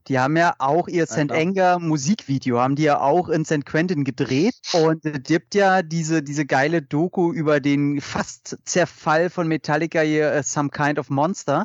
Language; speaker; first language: German; native; German